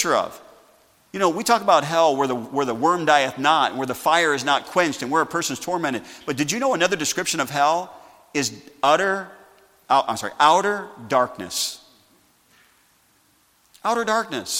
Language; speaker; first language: English; native; English